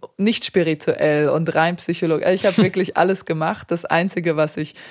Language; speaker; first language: German; early bilingual, other home language; Serbian